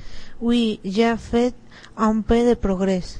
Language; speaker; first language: French; non-native, learner; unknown